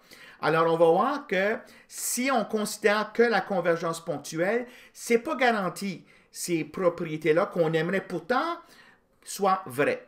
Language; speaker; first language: French; native; French